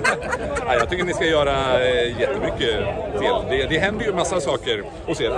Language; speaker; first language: Swedish; native; Swedish